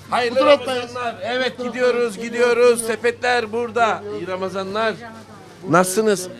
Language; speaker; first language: Turkish; native; Turkish